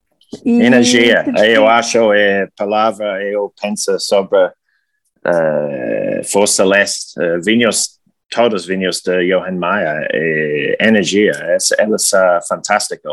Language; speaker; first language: Portuguese; non-native, learner; English